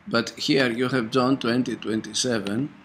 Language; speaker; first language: English; non-native, fluent; Greek